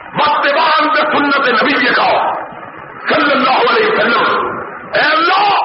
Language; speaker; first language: Urdu; non-native, local second language; Punjabi